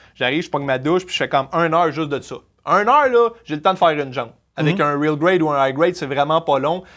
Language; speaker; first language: French; native; French